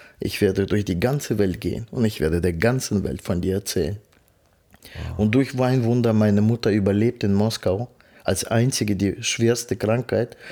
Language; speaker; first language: German; non-native, fluent; Russian